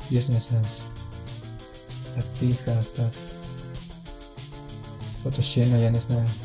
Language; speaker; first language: Russian; non-native, learner; Spanish